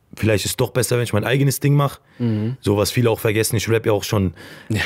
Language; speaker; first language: German; native; German